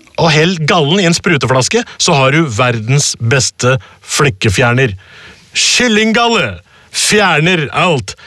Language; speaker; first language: Norwegian; early bilingual, other home language; Urdu